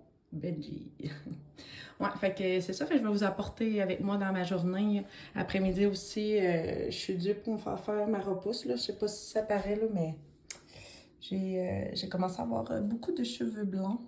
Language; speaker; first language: French; native; French